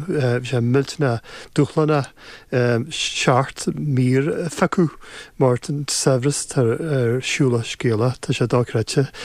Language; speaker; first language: Irish; native; Irish